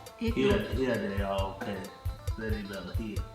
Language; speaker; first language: English; non-native, learner; Finnish